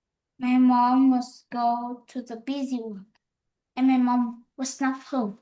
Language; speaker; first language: English; non-native, learner; Vietnamese